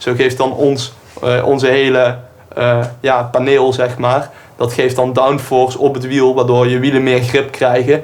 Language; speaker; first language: Dutch; native; Dutch